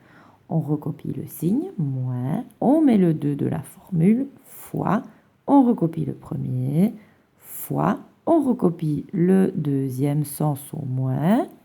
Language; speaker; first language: French; native; French